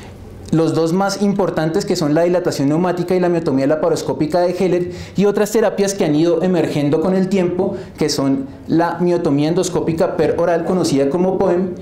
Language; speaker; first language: Spanish; native; Spanish